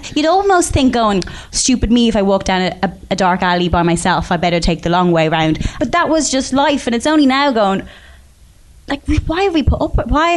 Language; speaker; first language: English; native; English